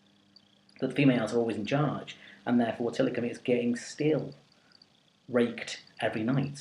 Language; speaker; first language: English; native; English